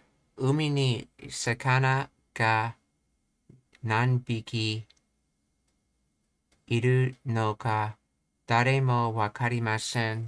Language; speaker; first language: Japanese; non-native, learner; English